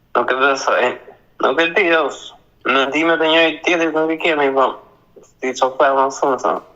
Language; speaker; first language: Albanian; native; Albanian